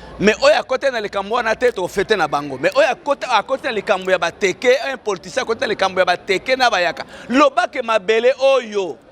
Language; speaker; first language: Lingala; non-native, local second language; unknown